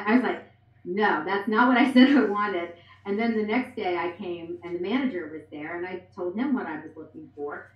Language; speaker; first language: English; native; English